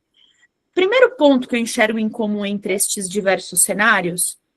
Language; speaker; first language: Portuguese; native; Portuguese